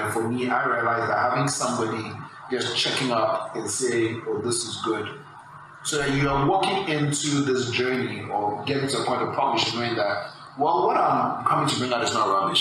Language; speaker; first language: English; non-native, local second language; Akan